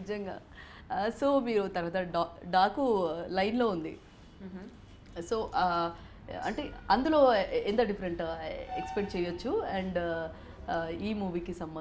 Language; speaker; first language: Telugu; native; Telugu